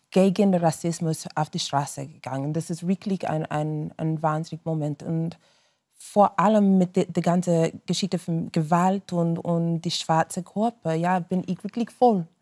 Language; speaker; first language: German; non-native, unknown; English